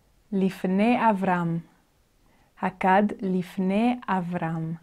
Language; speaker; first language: Hebrew; non-native, fluent; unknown